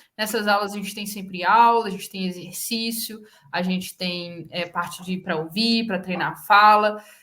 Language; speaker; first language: Portuguese; native; Portuguese